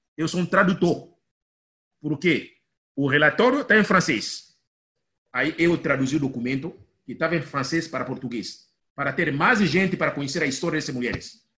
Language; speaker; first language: Portuguese; non-native, fluent; Lingala